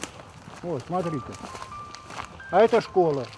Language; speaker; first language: Russian; native; Russian